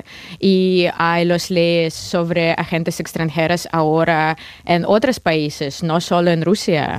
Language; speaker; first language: Spanish; non-native, fluent; Russian